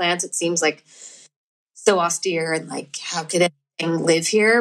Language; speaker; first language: English; native; English